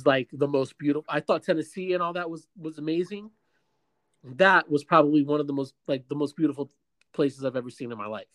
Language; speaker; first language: English; early bilingual, other home language; Spanish